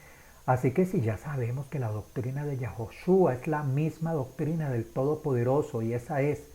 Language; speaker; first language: Spanish; native; Spanish